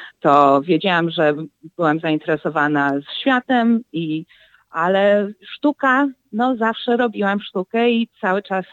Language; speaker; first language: Polish; early bilingual, heritage; Polish